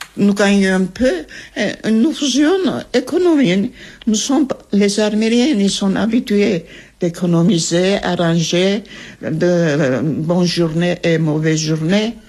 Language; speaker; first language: French; non-native, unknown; Armenian